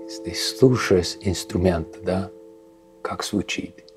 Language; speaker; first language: Russian; non-native, local second language; Estonian